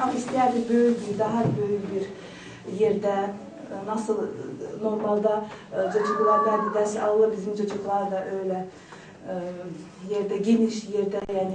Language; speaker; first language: Turkish; non-native, learner; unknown